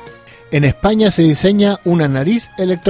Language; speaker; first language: Spanish; native; Spanish